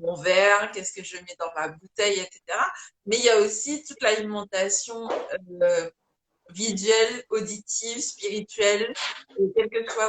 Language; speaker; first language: French; native; French